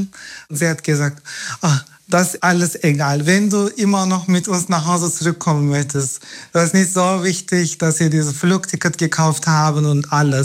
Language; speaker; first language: German; non-native, fluent; Turkish